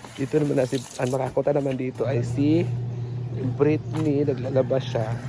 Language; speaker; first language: Filipino; non-native, local second language; Cebuano